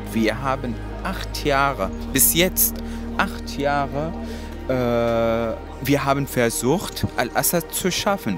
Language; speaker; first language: German; non-native, fluent; Arabic